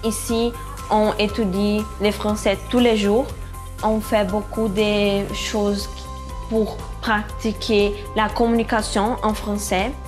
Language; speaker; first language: French; non-native, learner; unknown